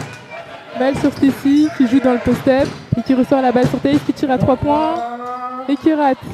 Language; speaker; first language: French; native; French